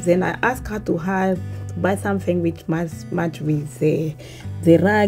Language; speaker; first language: English; non-native, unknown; Swahili